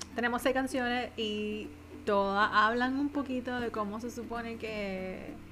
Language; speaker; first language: Spanish; native; Spanish